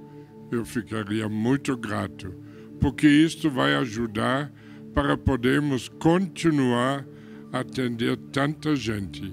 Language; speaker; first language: Portuguese; non-native, fluent; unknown